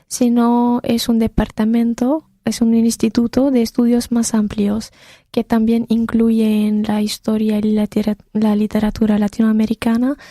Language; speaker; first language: Spanish; non-native, fluent; Arabic